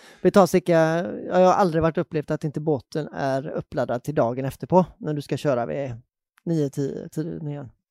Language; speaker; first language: Swedish; native; Swedish